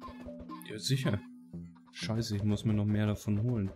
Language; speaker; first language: German; native; German